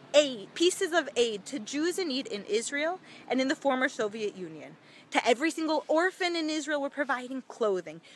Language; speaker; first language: English; native; English